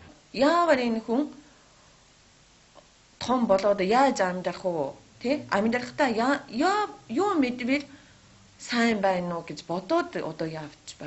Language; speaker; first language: Mongolian; non-native, learner; Japanese